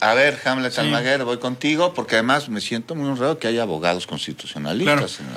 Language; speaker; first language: Spanish; native; Spanish